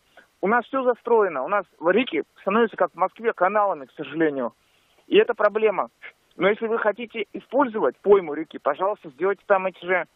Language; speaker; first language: Russian; native; Russian